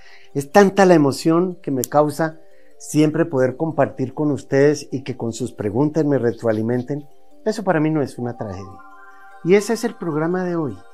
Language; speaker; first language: Spanish; native; Spanish